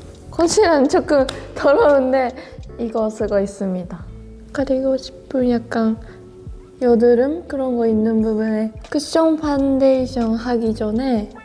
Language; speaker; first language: Korean; non-native, fluent; Japanese